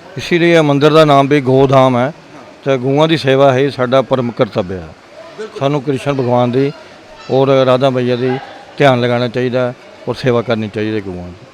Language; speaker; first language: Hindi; non-native, local second language; Punjabi